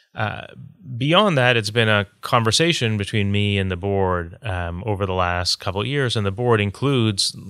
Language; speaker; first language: English; native; English